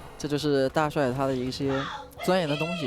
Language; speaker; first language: Chinese; native; Chinese